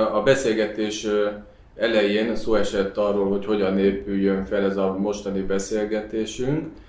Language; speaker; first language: Hungarian; native; Hungarian